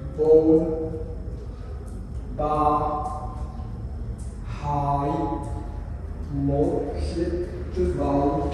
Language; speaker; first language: Vietnamese; non-native, learner; Hindi